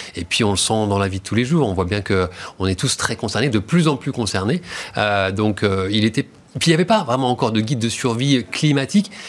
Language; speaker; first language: French; native; French